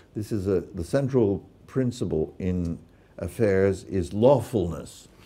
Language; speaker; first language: English; native; English